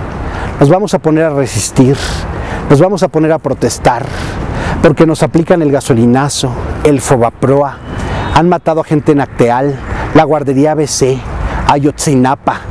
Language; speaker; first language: Spanish; native; Spanish